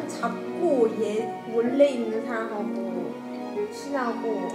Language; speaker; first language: Korean; non-native, learner; Chinese